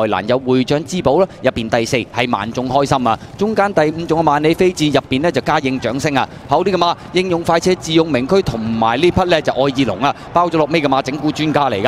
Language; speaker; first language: Cantonese; native; Cantonese